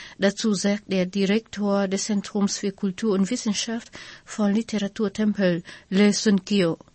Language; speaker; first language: German; non-native, fluent; Vietnamese